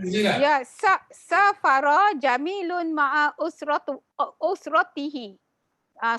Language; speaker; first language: Arabic; non-native, learner; Malay